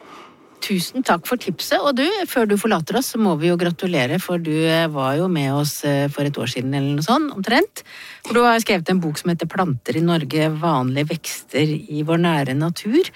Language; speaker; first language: Norwegian; native; Norwegian